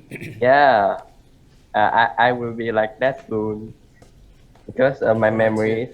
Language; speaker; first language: English; non-native, learner; Vietnamese